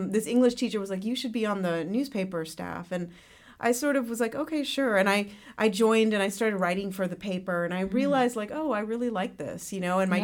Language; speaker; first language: English; native; English